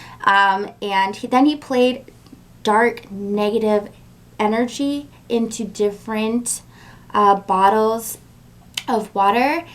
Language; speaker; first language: English; native; English